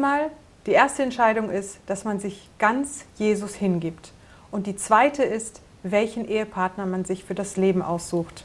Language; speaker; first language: German; native; German